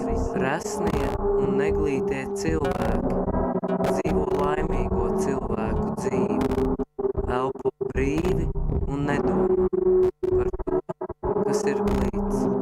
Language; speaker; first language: Latvian; native; Latvian